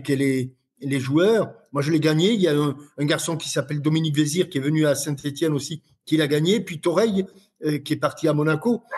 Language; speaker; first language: French; native; French